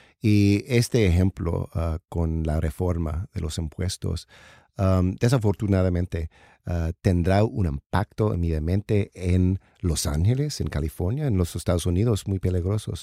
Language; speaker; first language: Spanish; non-native, learner; English